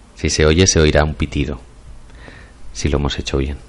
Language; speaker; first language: Spanish; non-native, local second language; Catalan